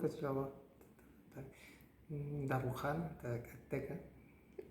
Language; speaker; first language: Russian; non-native, learner; Spanish